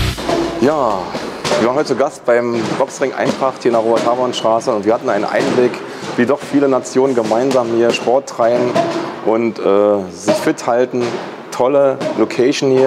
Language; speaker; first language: German; native; German